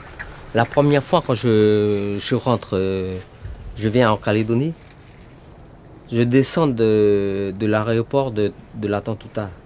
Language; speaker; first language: French; non-native, local second language; Vietnamese